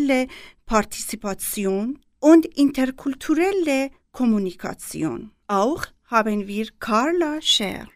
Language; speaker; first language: German; non-native, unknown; Persian